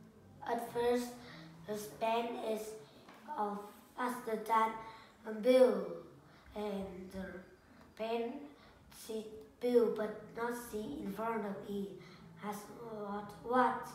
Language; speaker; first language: English; non-native, learner; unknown